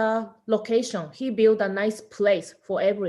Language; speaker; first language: English; non-native, learner; Japanese